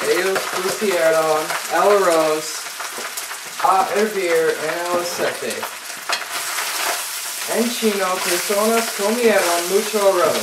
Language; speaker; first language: Spanish; non-native, learner; English